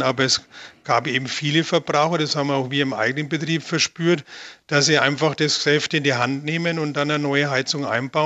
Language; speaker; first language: German; native; German